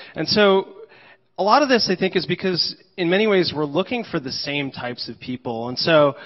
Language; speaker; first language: English; native; English